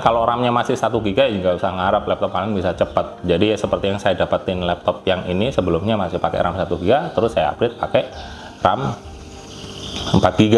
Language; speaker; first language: Indonesian; native; Indonesian